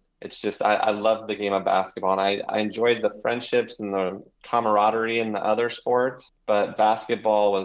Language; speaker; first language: English; native; English